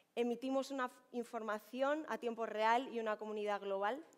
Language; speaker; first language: Spanish; native; Spanish